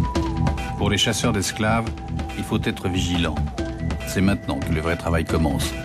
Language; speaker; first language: French; native; French